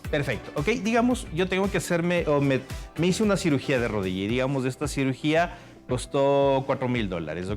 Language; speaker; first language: Spanish; native; Spanish